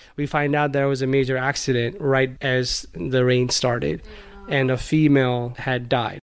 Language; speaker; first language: English; non-native, local second language; Gujarati